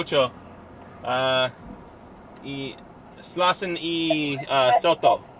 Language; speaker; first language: Spanish; non-native, learner; English